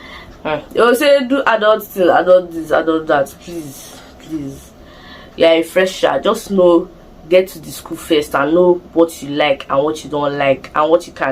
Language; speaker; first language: English; non-native, local second language; Igbo